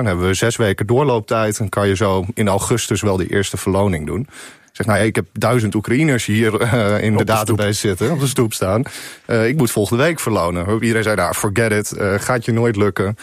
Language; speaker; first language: Dutch; native; Dutch